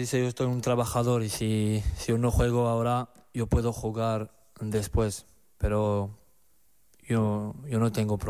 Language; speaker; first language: Spanish; non-native, learner; French